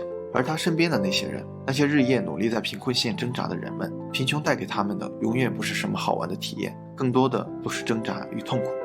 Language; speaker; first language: Chinese; native; Chinese